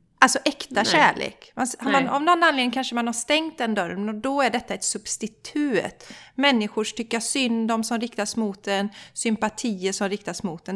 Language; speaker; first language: Swedish; native; Swedish